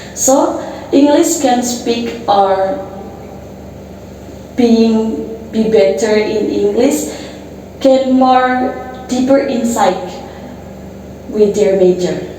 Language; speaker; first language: English; non-native, learner; Indonesian